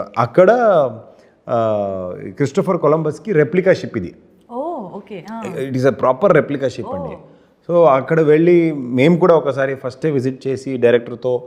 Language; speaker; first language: Telugu; non-native, learner; Kannada